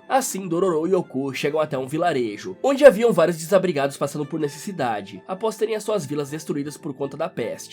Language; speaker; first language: Portuguese; native; Portuguese